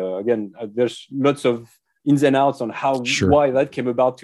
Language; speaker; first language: English; non-native, fluent; French